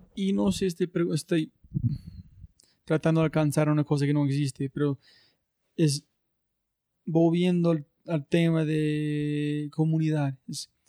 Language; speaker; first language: Spanish; non-native, learner; English